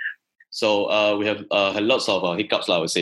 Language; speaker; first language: English; non-native, local second language; Chinese